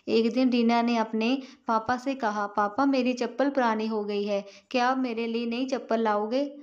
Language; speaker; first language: Hindi; non-native, local second language; Punjabi